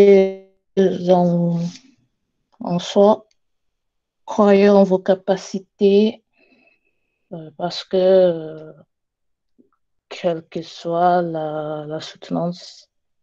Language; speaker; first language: French; non-native, learner; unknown